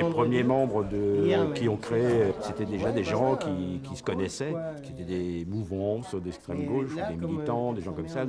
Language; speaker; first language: French; native; French